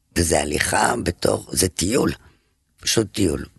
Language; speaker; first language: Hebrew; non-native, fluent; French